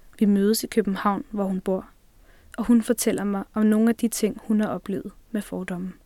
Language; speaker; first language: Danish; native; Danish